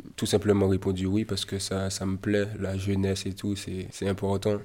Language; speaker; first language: French; native; French